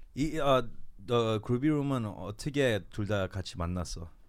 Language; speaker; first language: Korean; early bilingual, heritage; Korean